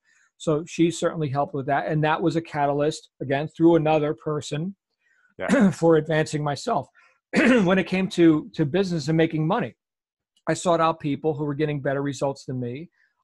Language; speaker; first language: English; native; English